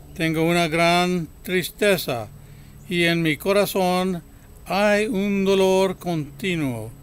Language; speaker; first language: Spanish; early bilingual, heritage; Spanish